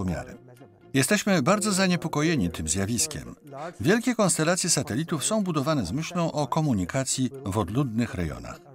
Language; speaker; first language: Polish; native; Polish